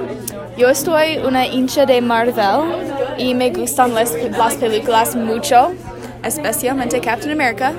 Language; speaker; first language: Spanish; non-native, learner; English